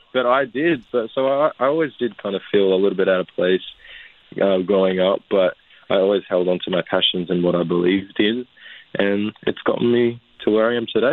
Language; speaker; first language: English; native; English